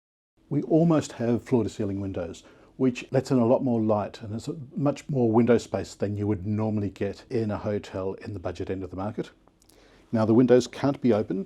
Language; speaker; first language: English; native; English